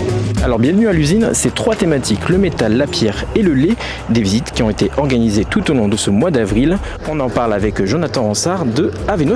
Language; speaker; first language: French; native; French